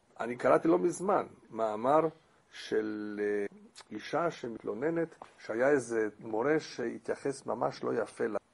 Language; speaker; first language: Hebrew; non-native, fluent; English